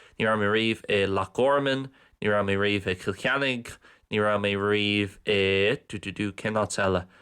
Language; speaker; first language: Irish; non-native, local second language; English